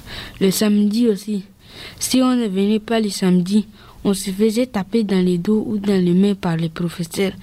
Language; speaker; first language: French; early bilingual, other home language; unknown